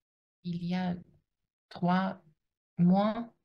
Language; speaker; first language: French; non-native, learner; Russian